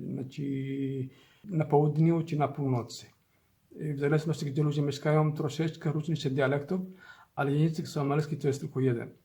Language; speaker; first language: Polish; non-native, learner; Somali